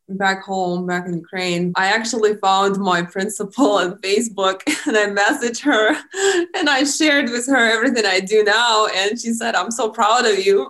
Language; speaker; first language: English; non-native, fluent; Russian